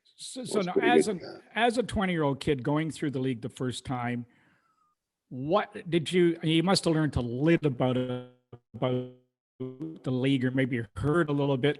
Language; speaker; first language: English; native; English